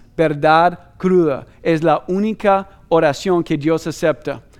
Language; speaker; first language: Spanish; non-native, fluent; English